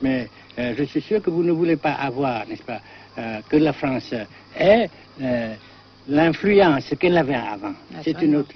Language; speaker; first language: French; non-native, local second language; Vietnamese